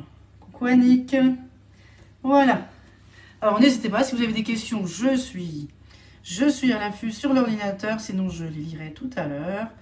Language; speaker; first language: French; native; French